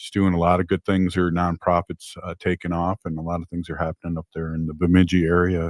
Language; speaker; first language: English; native; English